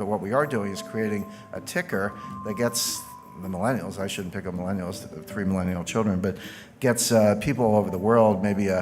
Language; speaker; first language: English; native; English